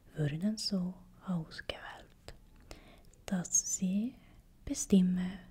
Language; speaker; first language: German; non-native, learner; Swedish